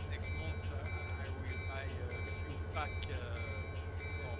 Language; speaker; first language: English; non-native, learner; French